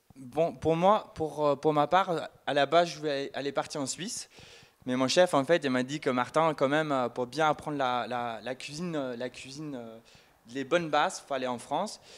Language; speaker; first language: French; non-native, fluent; German